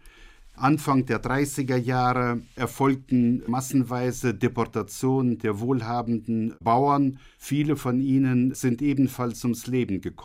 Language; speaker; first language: German; native; German